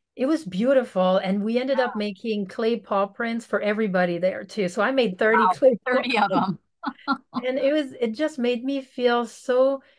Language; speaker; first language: English; native; English